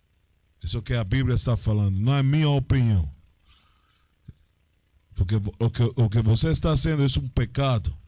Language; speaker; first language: Portuguese; non-native, learner; Spanish